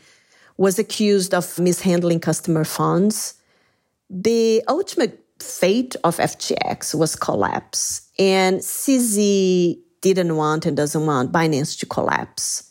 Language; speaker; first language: English; non-native, fluent; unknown